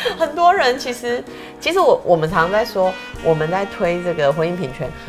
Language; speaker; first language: Chinese; native; Chinese